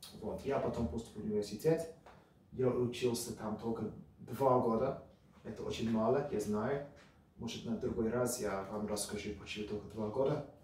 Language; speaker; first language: Russian; early bilingual, heritage; Russian